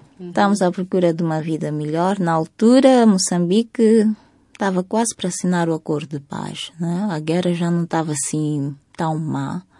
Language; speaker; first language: Portuguese; native; Portuguese